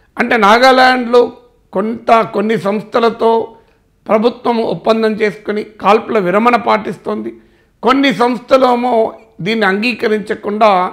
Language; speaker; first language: Telugu; native; Telugu